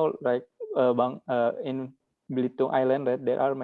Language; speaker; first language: English; non-native, learner; Indonesian